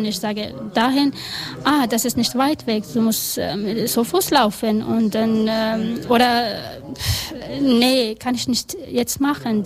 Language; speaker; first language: German; non-native, learner; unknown